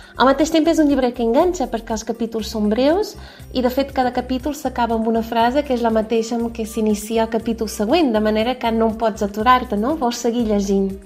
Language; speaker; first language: Catalan; non-native, fluent; Portuguese